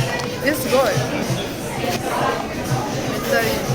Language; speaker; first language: Japanese; non-native, learner; French